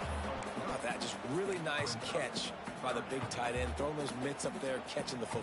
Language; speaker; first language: English; native; English